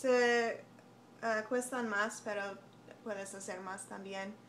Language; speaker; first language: Spanish; non-native, learner; English